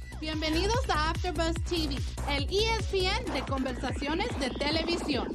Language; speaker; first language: Spanish; early bilingual, other home language; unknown